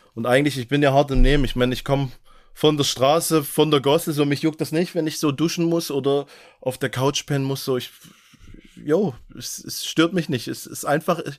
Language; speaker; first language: German; native; German